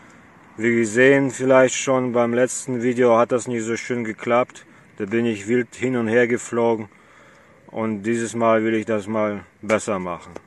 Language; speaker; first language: German; non-native, fluent; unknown